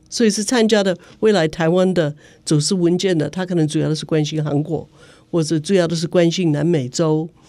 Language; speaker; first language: Chinese; non-native, fluent; English